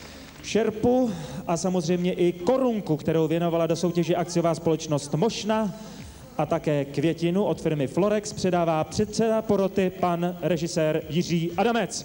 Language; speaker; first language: Czech; native; Czech